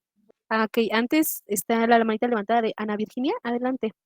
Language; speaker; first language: Spanish; native; Spanish